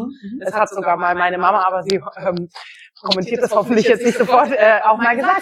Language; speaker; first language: German; native; German